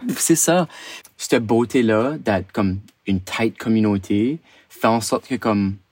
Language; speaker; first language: French; native; French